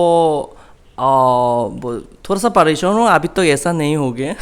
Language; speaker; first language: Urdu; non-native, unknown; Korean